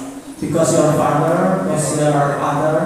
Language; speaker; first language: English; non-native, learner; Indonesian